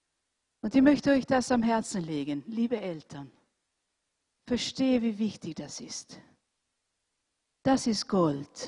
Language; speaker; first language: German; non-native, fluent; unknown